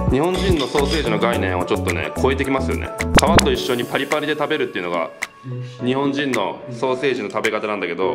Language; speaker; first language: Japanese; native; Japanese